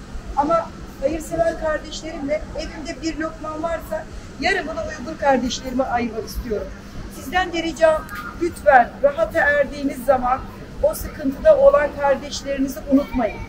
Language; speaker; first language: Turkish; native; Turkish